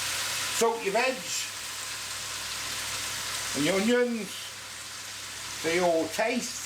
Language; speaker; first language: English; native; English